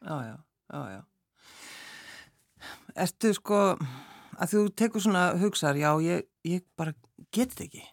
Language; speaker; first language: Icelandic; native; Icelandic